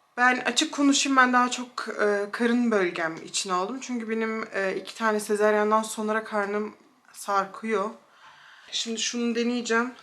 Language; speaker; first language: Turkish; early bilingual, heritage; Turkish